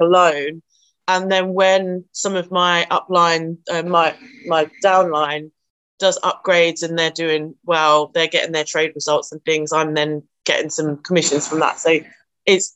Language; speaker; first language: English; native; English